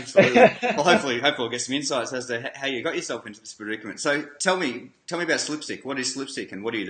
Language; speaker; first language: English; native; English